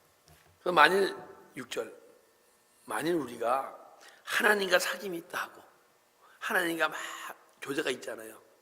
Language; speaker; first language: Korean; native; Korean